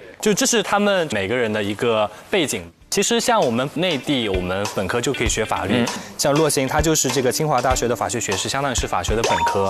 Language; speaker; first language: Chinese; native; Chinese